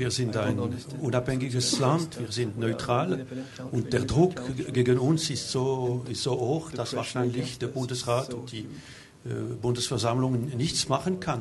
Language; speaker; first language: German; non-native, local second language; French